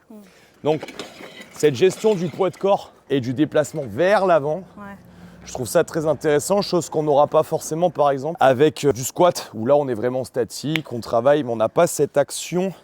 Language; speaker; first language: French; native; French